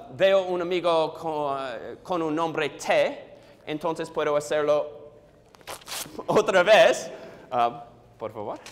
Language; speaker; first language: Spanish; non-native, learner; English